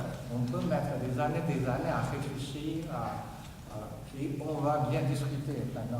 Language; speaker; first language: French; non-native, fluent; Chinese